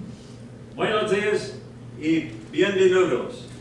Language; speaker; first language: Spanish; non-native, learner; English